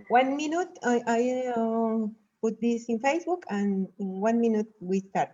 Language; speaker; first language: English; non-native, learner; Spanish